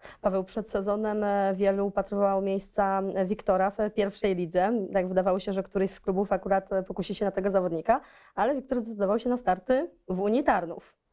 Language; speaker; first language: Polish; native; Polish